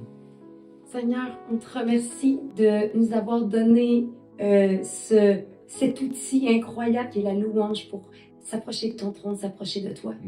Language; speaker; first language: French; native; French